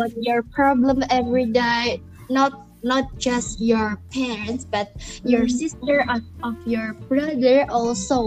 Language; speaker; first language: English; non-native, learner; Indonesian